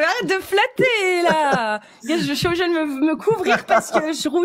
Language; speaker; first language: French; native; French